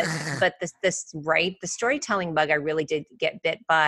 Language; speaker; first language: English; native; English